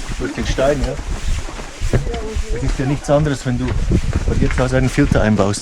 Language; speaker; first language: German; native; German